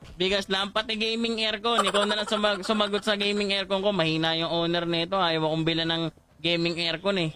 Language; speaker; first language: Filipino; non-native, local second language; Cebuano